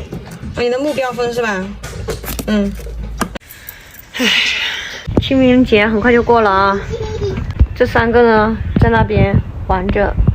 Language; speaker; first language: Chinese; native; Chinese